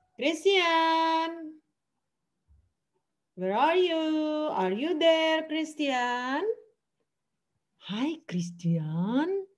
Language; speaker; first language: English; non-native, fluent; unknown